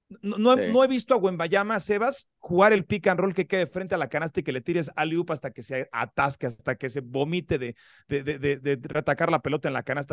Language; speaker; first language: Spanish; native; Spanish